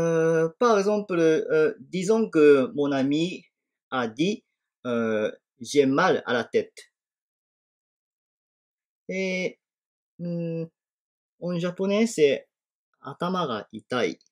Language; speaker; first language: French; non-native, fluent; Japanese